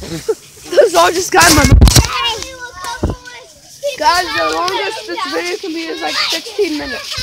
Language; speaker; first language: English; native; English